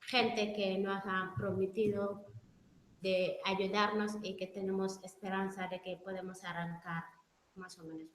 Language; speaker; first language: Spanish; non-native, fluent; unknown